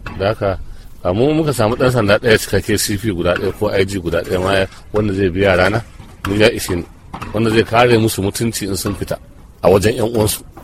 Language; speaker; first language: Hausa; native; Hausa